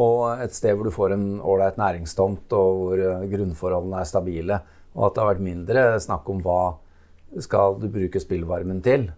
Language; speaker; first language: Norwegian; native; Norwegian